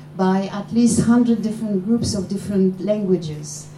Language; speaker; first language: English; non-native, fluent; Polish